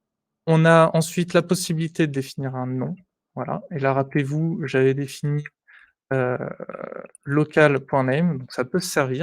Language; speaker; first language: French; native; French